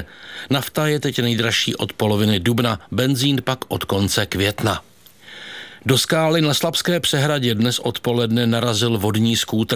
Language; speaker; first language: Czech; native; Czech